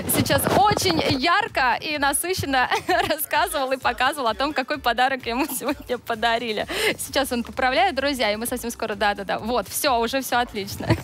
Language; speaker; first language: Russian; native; Russian